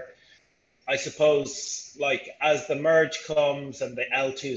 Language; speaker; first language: English; native; English